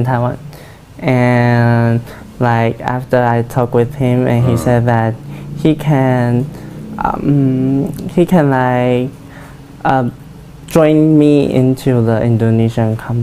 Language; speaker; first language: English; non-native, learner; Chinese